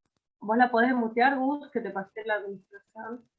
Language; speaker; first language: Spanish; native; Spanish